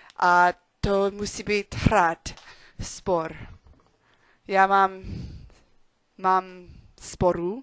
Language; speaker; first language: Czech; non-native, learner; English